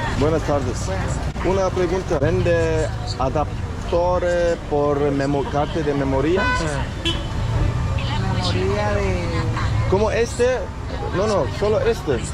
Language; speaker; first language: Spanish; non-native, learner; Turkish